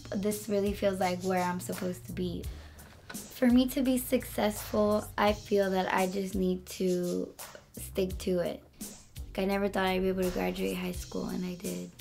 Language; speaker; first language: English; early bilingual, other home language; Spanish